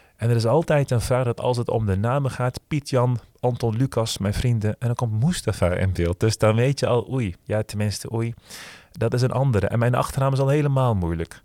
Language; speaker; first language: Dutch; early bilingual, other home language; Turkish